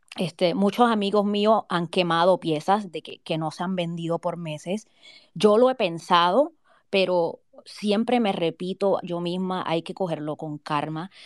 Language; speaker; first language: Spanish; native; Spanish